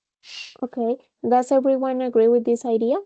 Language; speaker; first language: English; non-native, fluent; Spanish